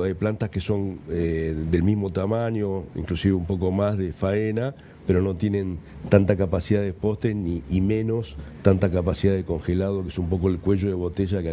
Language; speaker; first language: Spanish; native; Spanish